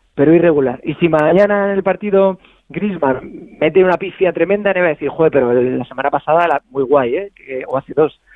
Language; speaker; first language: Spanish; native; Spanish